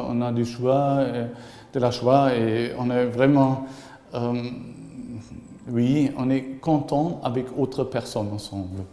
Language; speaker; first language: French; non-native, learner; German